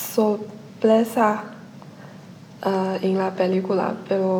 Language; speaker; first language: Spanish; non-native, learner; Chinese